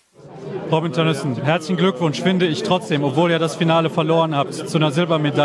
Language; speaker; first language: German; native; German